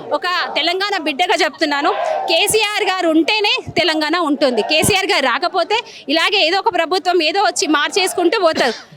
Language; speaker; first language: Telugu; native; Telugu